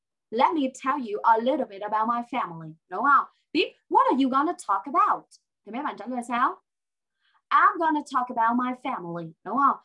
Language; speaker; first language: English; non-native, fluent; Vietnamese